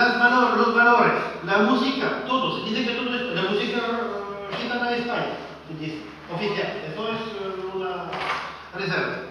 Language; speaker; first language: Spanish; non-native, fluent; French